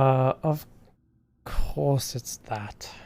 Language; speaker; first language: English; native; English